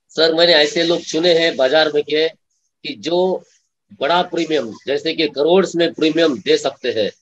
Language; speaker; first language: Hindi; non-native, local second language; Marathi